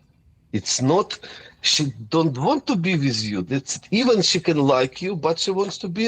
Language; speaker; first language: English; non-native, fluent; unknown